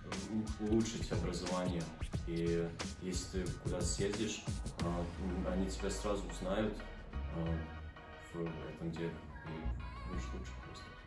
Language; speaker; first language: Russian; early bilingual, heritage; Russian